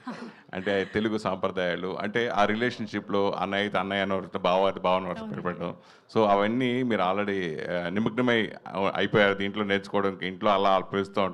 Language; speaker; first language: Telugu; native; Telugu